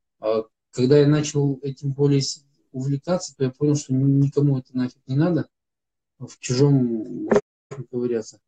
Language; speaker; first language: Russian; native; Russian